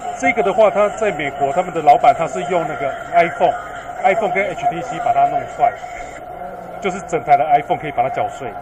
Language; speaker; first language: Chinese; native; Chinese